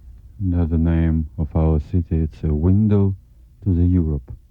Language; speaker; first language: English; non-native, learner; Russian